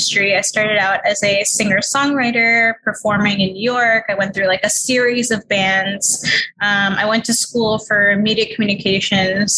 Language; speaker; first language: English; native; English